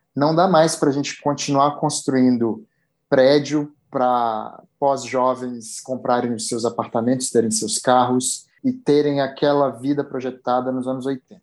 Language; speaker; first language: Portuguese; native; Portuguese